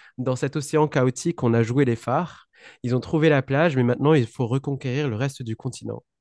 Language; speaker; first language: French; non-native, local second language; Arabic